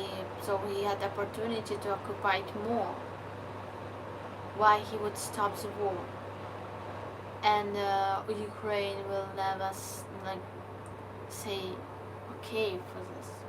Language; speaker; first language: English; non-native, learner; Ukrainian